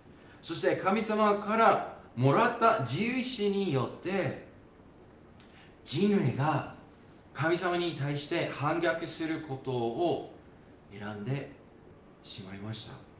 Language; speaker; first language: Japanese; non-native, fluent; English